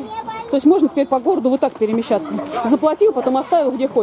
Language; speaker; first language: Russian; native; Russian